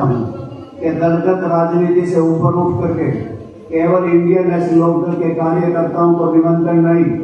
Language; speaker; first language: Hindi; native; Hindi